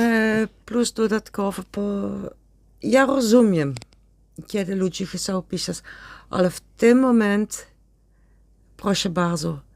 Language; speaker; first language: Polish; non-native, learner; Dutch